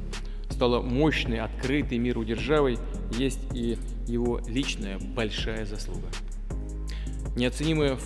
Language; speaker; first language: Russian; native; Russian